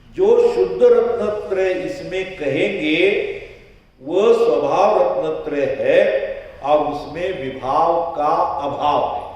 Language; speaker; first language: Hindi; non-native, local second language; Marathi